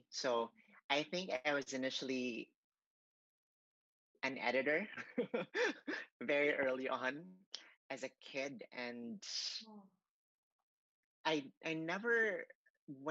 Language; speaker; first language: English; non-native, local second language; Cebuano